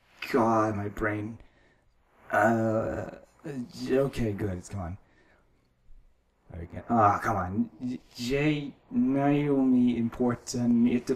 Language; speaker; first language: English; native; English